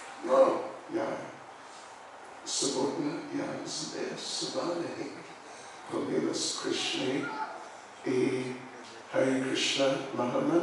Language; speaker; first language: Russian; non-native, learner; English